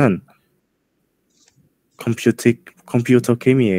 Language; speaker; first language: Korean; non-native, learner; Indonesian